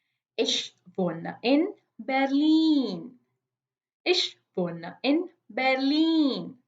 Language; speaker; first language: German; non-native, fluent; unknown